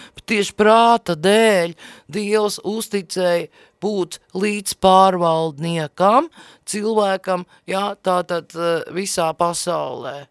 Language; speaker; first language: Latvian; native; Latvian